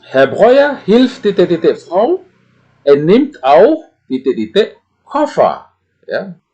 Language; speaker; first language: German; non-native, fluent; Indonesian